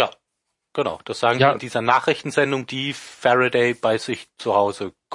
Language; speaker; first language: German; native; German